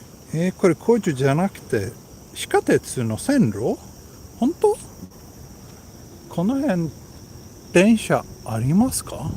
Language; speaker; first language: Japanese; non-native, learner; Swedish